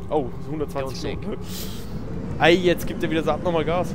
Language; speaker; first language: German; native; German